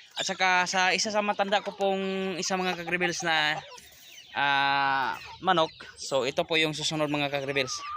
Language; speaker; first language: Filipino; non-native, local second language; Cebuano